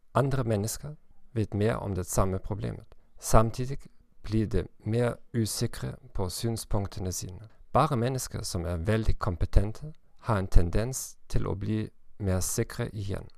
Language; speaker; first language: Norwegian; non-native, learner; German